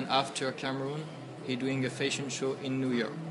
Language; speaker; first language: English; non-native, learner; French